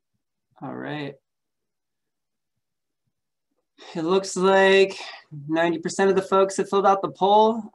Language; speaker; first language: English; native; English